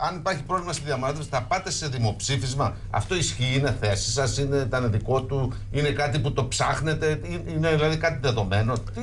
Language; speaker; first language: Greek; native; Greek